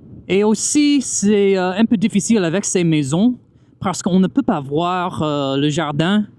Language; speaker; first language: French; non-native, fluent; English